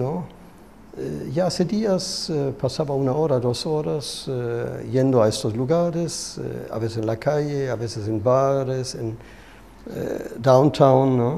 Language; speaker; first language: Spanish; non-native, fluent; German